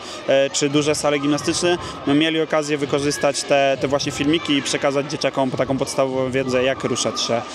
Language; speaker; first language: Polish; native; Polish